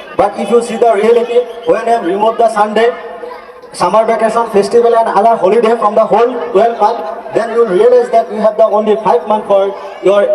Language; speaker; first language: English; non-native, local second language; Assamese